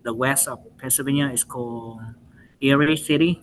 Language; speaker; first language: English; non-native, learner; Vietnamese